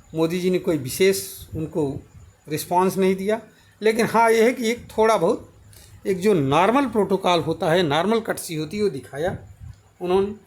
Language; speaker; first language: Hindi; native; Hindi